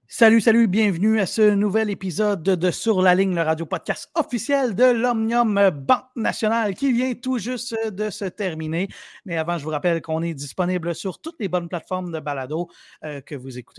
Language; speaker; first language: French; native; French